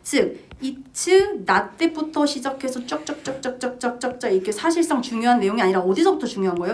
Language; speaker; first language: Korean; native; Korean